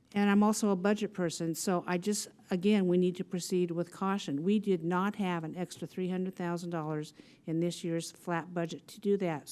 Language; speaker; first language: English; native; English